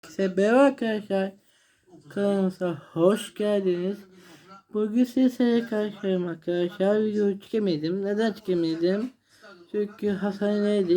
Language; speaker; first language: Turkish; non-native, learner; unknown